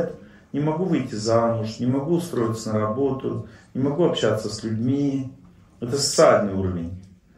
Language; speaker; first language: Russian; native; Russian